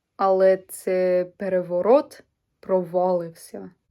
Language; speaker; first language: Ukrainian; non-native, learner; English